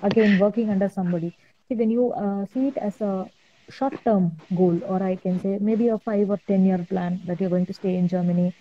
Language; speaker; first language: English; non-native, local second language; Tamil